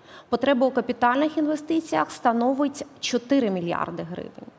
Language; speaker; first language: Ukrainian; native; Ukrainian